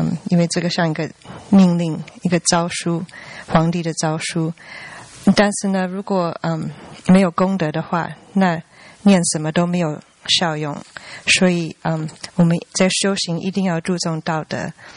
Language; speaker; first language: Chinese; early bilingual, heritage; Chinese